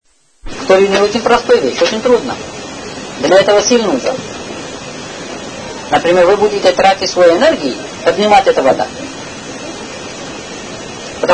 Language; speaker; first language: Russian; non-native, learner; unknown